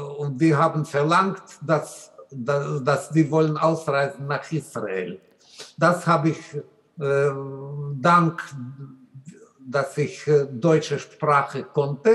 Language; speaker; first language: German; non-native, learner; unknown